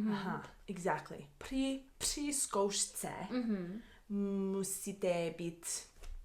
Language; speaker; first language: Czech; non-native, learner; English